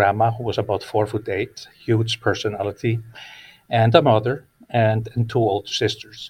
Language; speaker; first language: English; non-native, fluent; Icelandic